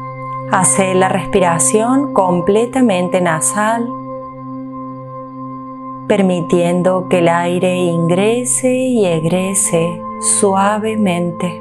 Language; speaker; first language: Spanish; native; Spanish